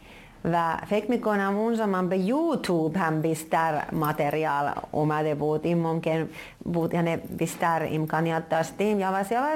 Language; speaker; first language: Persian; non-native, fluent; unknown